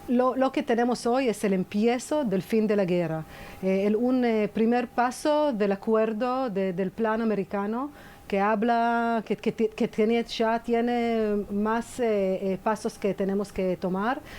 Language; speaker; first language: Spanish; non-native, fluent; Hebrew